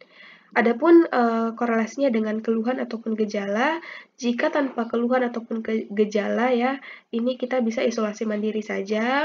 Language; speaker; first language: Indonesian; native; Indonesian